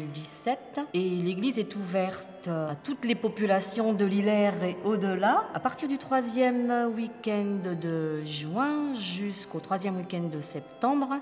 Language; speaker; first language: French; native; French